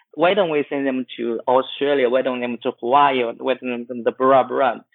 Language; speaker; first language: English; non-native, fluent; Chinese